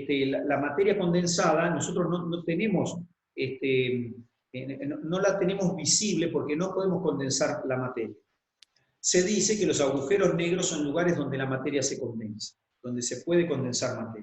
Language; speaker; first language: Spanish; native; Spanish